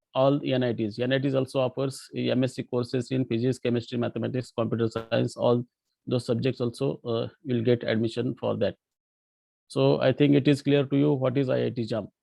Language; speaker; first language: English; non-native, local second language; Marathi